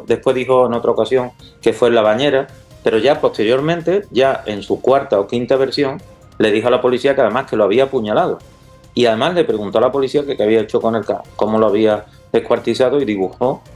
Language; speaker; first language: Spanish; native; Spanish